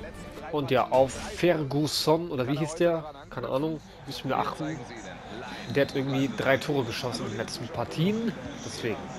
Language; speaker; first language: German; native; German